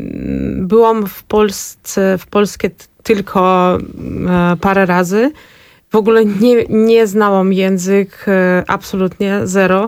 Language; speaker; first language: Polish; non-native, learner; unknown